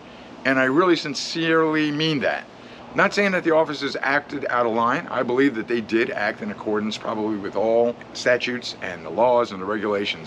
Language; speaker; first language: English; native; English